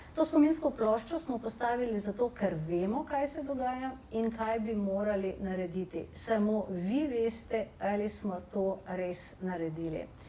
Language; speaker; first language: Slovenian; native; Slovenian